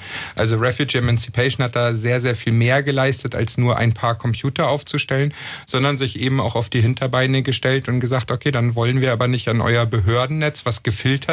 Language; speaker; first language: German; native; German